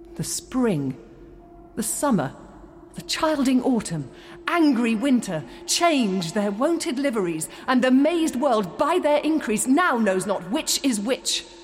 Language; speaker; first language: English; native; English